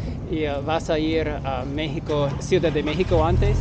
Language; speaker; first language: Spanish; non-native, learner; English